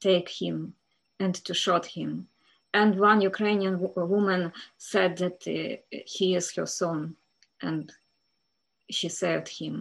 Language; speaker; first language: English; non-native, fluent; Ukrainian